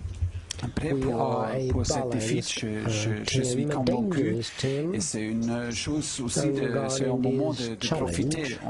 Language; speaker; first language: French; non-native, fluent; German